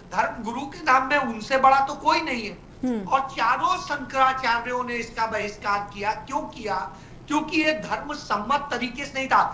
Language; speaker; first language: Hindi; native; Hindi